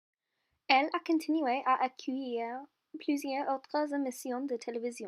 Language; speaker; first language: French; non-native, learner; English